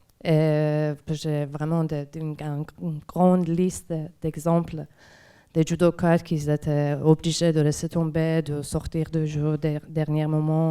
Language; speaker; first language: French; non-native, fluent; Persian